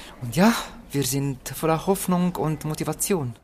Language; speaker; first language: German; non-native, fluent; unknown